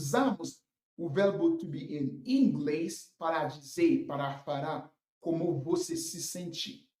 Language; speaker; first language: Portuguese; non-native, fluent; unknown